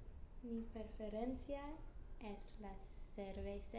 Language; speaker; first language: Spanish; non-native, learner; English